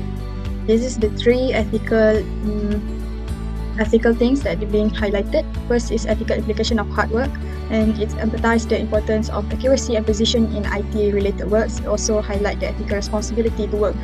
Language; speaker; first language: English; non-native, local second language; Malay